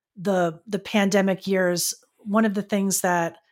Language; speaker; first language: English; native; English